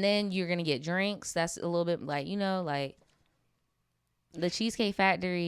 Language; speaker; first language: English; native; English